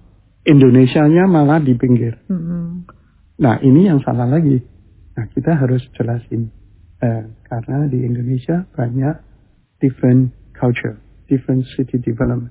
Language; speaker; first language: Indonesian; early bilingual, heritage; Chinese